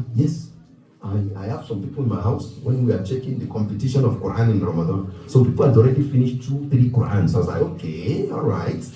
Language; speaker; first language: English; non-native, local second language; Yoruba